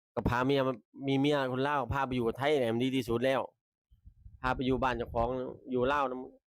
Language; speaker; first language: Thai; native; Thai